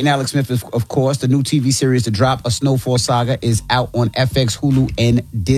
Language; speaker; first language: English; native; English